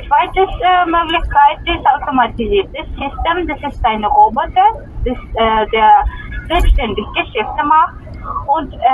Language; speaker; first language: German; non-native, learner; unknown